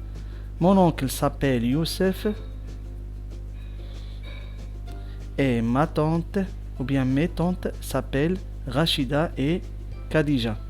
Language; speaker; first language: French; non-native, local second language; Arabic